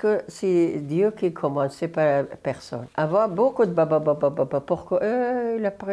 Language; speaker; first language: French; non-native, learner; Arabic